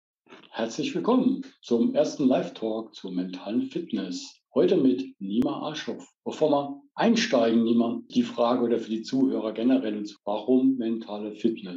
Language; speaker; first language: German; native; German